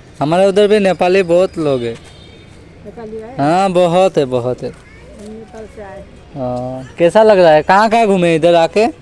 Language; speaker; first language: Hindi; non-native, local second language; Bangla